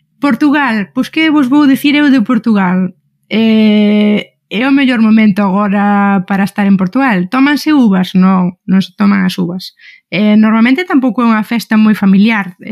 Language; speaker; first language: Galician; native; Galician